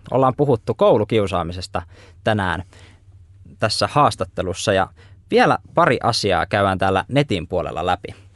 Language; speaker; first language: Finnish; native; Finnish